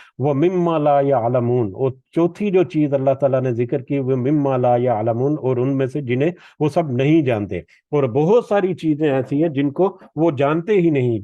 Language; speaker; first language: Urdu; native; Urdu